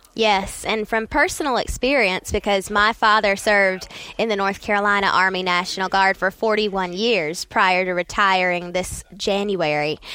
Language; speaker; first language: English; native; English